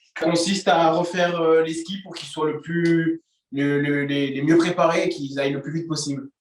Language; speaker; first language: French; early bilingual, other home language; Haitian Creole